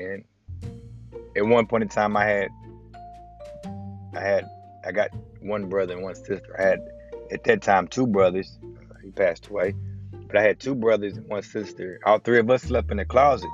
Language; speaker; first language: English; native; English